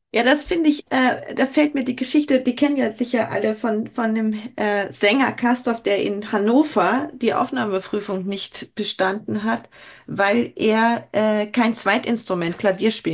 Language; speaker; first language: German; native; German